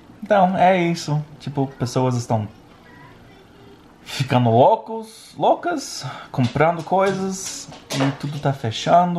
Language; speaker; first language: Portuguese; non-native, fluent; English